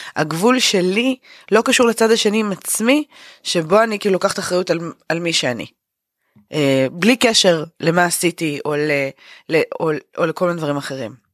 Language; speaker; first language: Hebrew; native; Hebrew